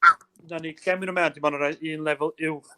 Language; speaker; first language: Welsh; native; Welsh